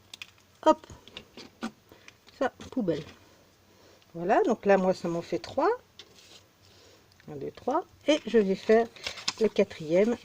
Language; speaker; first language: French; native; French